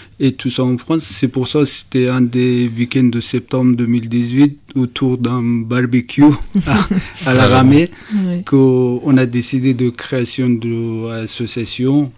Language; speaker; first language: French; non-native, learner; Persian